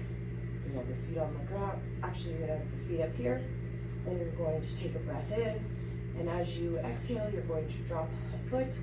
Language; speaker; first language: English; native; English